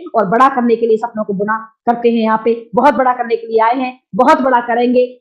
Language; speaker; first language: Hindi; native; Hindi